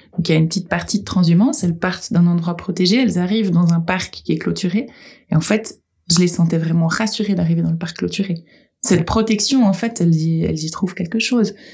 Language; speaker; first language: French; native; French